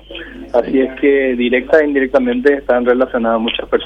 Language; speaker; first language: Spanish; early bilingual, other home language; Korean